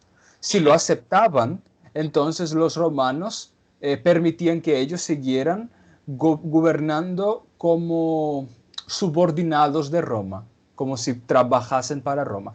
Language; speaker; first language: Spanish; non-native, fluent; Portuguese